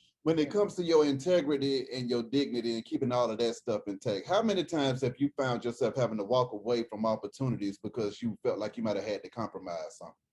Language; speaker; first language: English; native; English